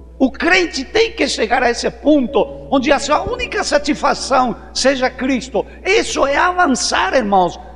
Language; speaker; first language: Portuguese; non-native, fluent; Spanish